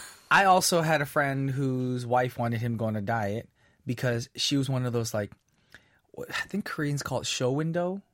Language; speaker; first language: English; early bilingual, other home language; Korean